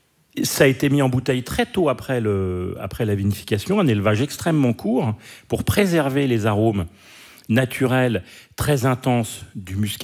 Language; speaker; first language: French; native; French